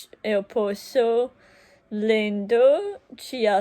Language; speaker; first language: Portuguese; non-native, learner; German